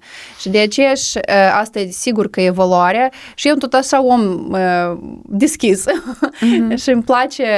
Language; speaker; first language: Romanian; non-native, local second language; Russian